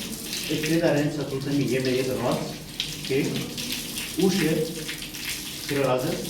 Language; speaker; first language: Polish; non-native, learner; Arabic